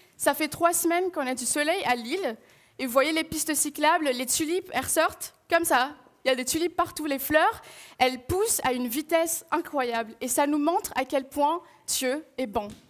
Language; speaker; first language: French; non-native, local second language; Malagasy